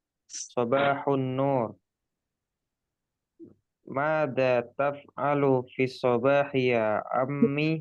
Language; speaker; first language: Arabic; non-native, learner; Indonesian